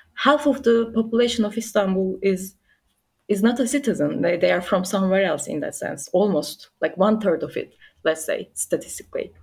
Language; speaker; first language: English; non-native, fluent; Turkish